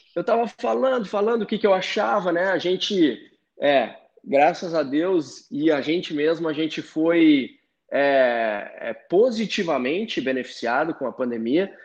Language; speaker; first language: Portuguese; native; Portuguese